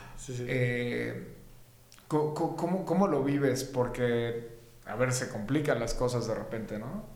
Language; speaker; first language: Spanish; native; Spanish